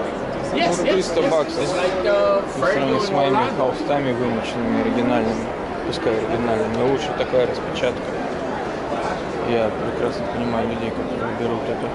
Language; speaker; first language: Russian; native; Russian